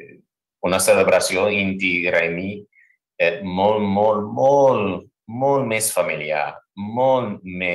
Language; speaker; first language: Catalan; non-native, fluent; English